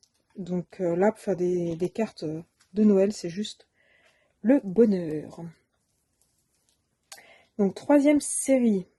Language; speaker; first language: French; native; French